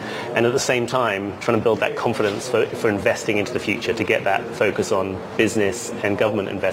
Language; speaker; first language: English; native; English